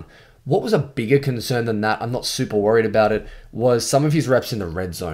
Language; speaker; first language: English; native; English